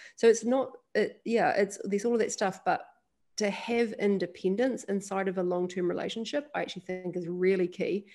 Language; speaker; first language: English; native; English